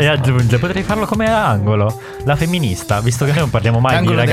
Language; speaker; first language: Italian; native; Italian